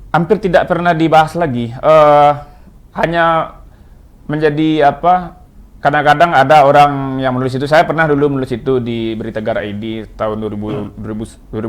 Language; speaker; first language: Indonesian; non-native, local second language; Minangkabau